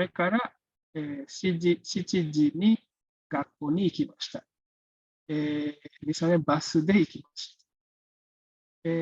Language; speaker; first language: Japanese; non-native, fluent; Indonesian